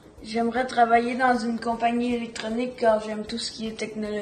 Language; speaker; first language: French; native; French